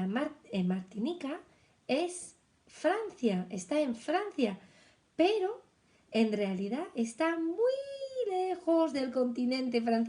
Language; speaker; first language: Spanish; non-native, fluent; French